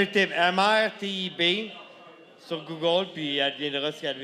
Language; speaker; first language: French; native; French